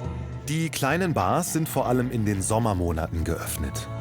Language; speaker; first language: German; native; German